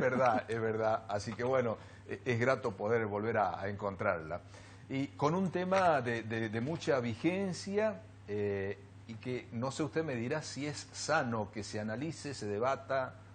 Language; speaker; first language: Spanish; native; Spanish